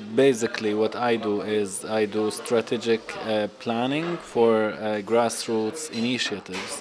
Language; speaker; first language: English; non-native, fluent; Arabic